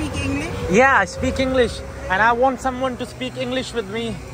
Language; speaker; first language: English; non-native, fluent; Urdu